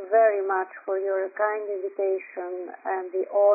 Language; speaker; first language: English; non-native, fluent; Greek